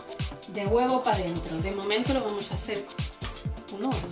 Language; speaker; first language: Spanish; native; Spanish